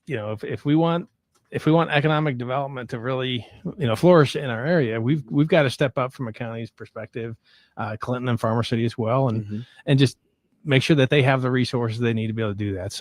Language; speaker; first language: English; native; English